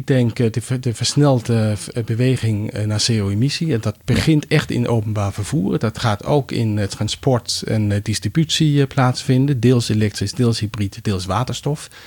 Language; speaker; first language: Dutch; non-native, fluent; Danish